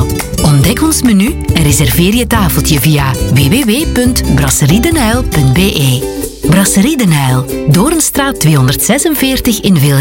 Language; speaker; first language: Dutch; native; Dutch